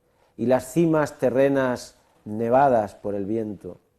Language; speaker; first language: Spanish; native; Spanish